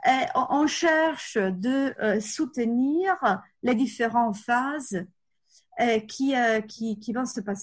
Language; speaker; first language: French; non-native, fluent; Italian